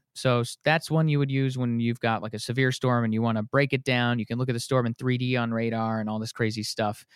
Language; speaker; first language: English; native; English